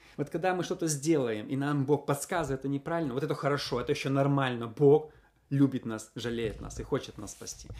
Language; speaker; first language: Russian; native; Russian